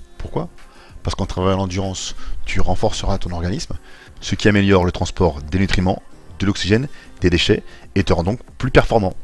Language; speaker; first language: French; native; French